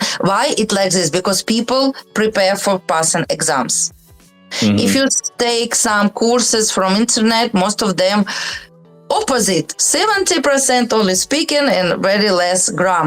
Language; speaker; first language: English; non-native, learner; Russian